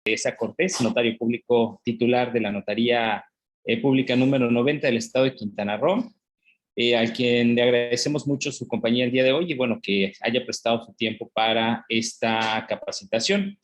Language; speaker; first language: Spanish; native; Spanish